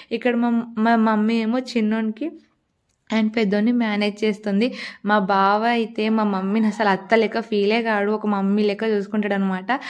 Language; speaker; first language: Telugu; non-native, local second language; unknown